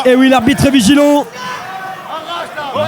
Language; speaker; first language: French; native; French